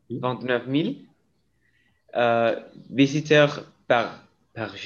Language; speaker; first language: French; non-native, learner; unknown